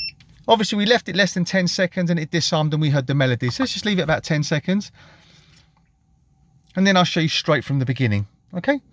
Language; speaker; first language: English; native; English